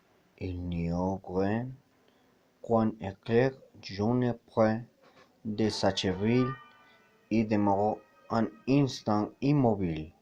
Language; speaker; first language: French; non-native, learner; Spanish